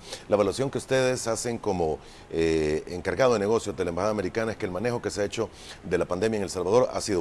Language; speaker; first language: Spanish; native; Spanish